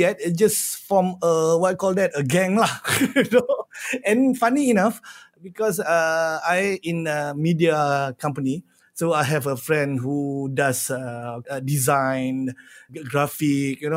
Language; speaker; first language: English; non-native, local second language; Malay